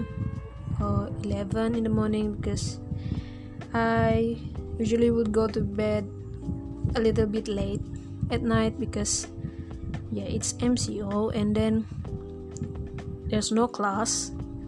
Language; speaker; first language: English; non-native, local second language; Malay